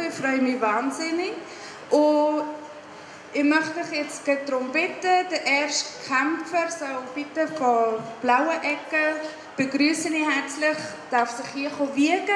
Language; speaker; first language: German; native; German